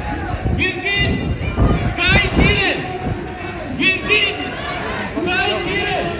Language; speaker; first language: German; non-native, learner; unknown